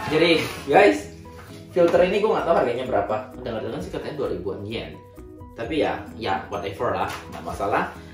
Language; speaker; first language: Indonesian; native; Indonesian